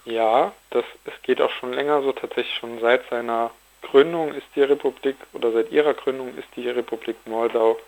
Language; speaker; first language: German; native; German